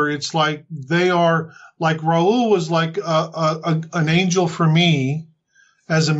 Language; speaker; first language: English; native; English